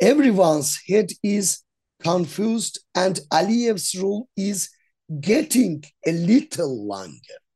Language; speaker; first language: English; non-native, learner; Azerbaijani